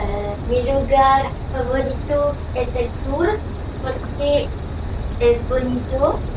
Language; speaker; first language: Spanish; non-native, learner; French